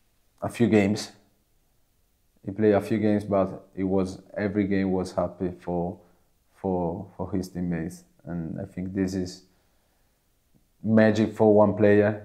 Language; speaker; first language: English; non-native, learner; Italian